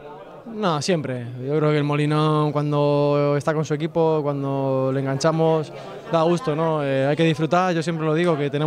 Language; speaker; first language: Spanish; native; Spanish